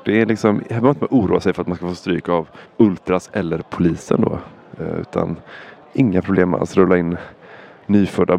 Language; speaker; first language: Swedish; native; Swedish